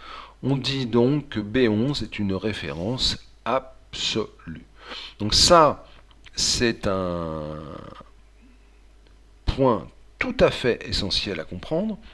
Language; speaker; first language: French; native; French